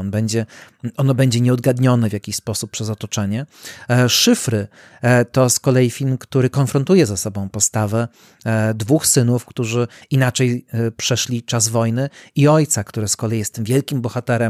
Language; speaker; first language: Polish; native; Polish